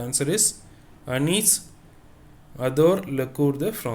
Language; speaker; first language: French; non-native, fluent; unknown